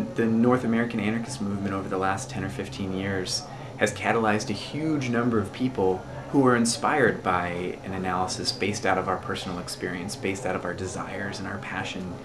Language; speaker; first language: English; native; English